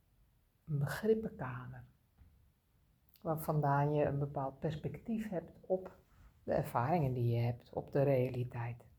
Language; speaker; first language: Dutch; native; Dutch